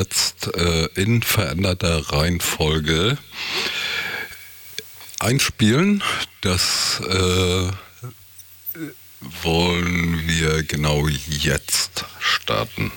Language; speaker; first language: German; native; German